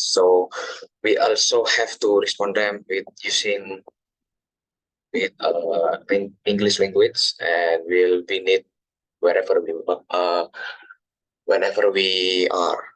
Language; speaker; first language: English; non-native, learner; Indonesian